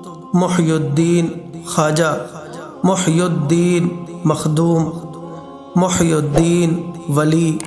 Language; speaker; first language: Urdu; native; Urdu